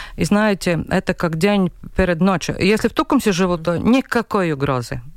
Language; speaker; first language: Russian; non-native, local second language; Latvian